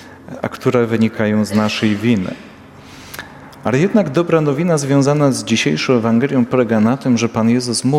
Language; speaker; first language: Polish; native; Polish